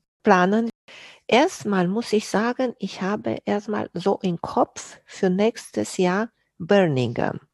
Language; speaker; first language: German; non-native, fluent; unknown